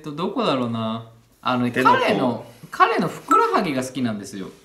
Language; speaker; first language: Japanese; native; Japanese